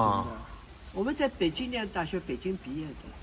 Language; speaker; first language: Chinese; non-native, local second language; Wu Chinese